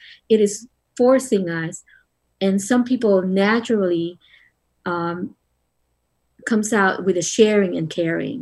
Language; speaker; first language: English; non-native, local second language; Filipino